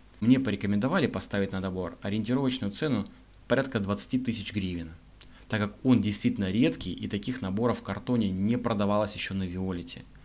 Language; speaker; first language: Russian; native; Russian